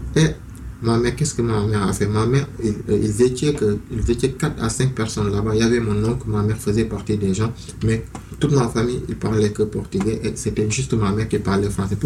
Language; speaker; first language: French; non-native, local second language; Wolof